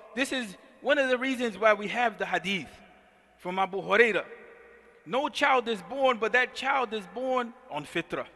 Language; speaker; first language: English; native; English